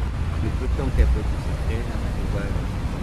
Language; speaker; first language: French; native; French